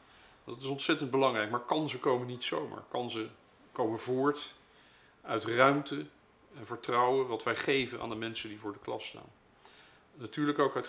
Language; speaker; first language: Dutch; native; Dutch